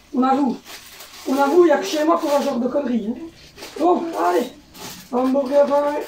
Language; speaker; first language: French; native; French